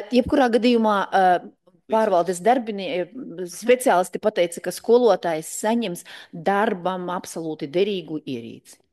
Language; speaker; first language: Latvian; non-native, local second language; Russian